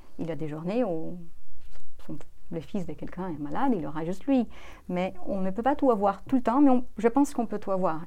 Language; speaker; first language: French; non-native, fluent; Portuguese